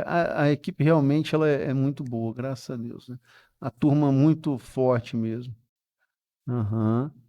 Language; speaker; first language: Portuguese; native; Portuguese